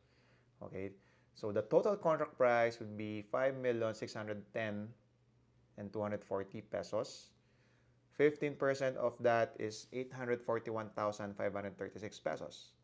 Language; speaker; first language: English; non-native, local second language; Filipino